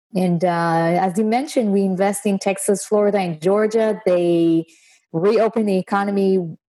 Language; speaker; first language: English; non-native, fluent; Hebrew